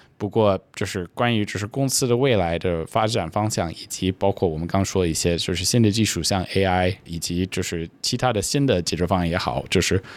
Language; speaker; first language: Chinese; non-native, fluent; English